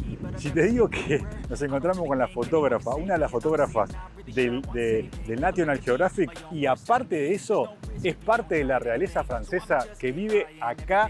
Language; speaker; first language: Spanish; native; Spanish